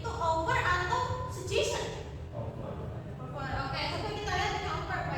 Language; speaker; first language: Indonesian; native; Indonesian